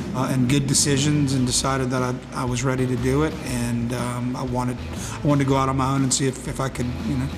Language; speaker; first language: English; native; English